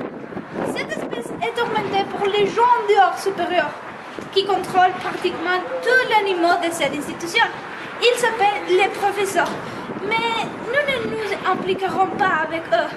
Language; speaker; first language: French; non-native, learner; Spanish